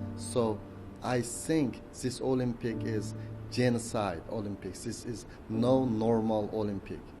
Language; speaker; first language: English; non-native, learner; Uyghur